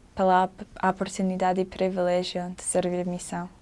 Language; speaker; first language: Portuguese; non-native, fluent; English